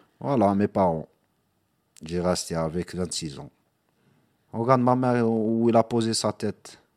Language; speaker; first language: French; non-native, local second language; Arabic